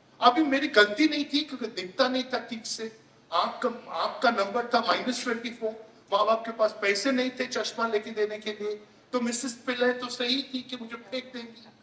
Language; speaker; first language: Hindi; native; Hindi